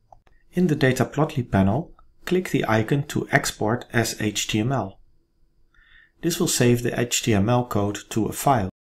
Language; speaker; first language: English; non-native, fluent; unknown